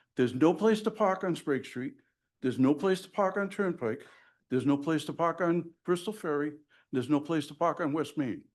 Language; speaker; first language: English; native; English